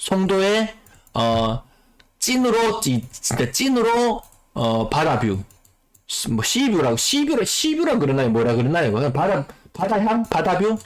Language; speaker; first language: Korean; native; Korean